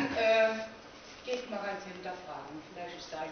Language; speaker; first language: German; native; German